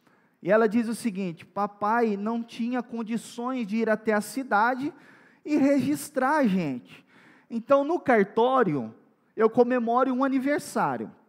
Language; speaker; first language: Portuguese; native; Portuguese